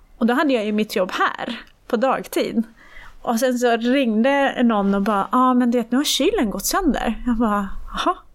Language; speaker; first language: Swedish; early bilingual, other home language; Persian